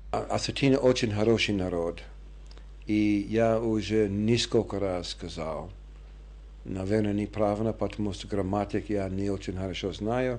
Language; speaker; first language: Russian; non-native, learner; English